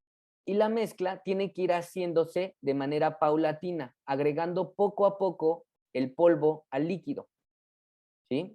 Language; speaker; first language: Spanish; native; Spanish